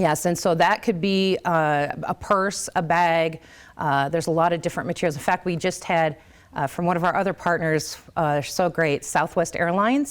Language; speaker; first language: English; native; English